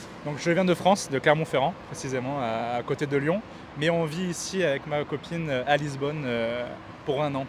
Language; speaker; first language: French; native; French